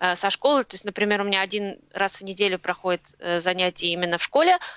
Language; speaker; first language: Russian; native; Russian